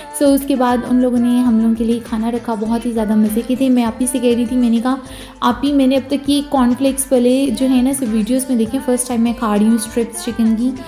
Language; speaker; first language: Urdu; native; Urdu